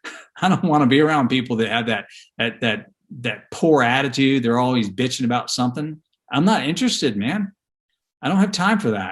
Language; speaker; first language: English; native; English